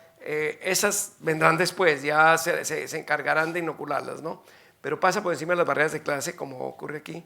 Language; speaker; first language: Spanish; native; Spanish